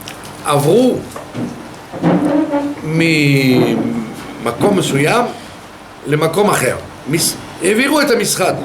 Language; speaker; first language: Hebrew; non-native, fluent; French